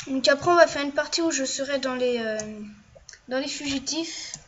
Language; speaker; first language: French; native; French